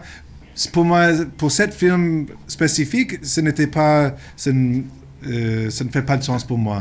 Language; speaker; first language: French; non-native, local second language; English